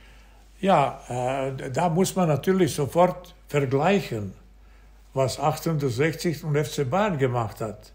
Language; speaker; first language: German; non-native, fluent; Serbian